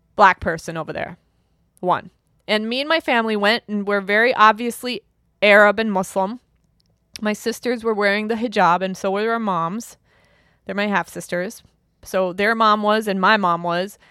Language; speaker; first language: English; early bilingual, other home language; German